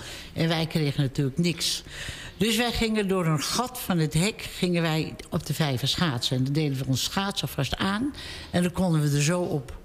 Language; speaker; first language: Dutch; native; Dutch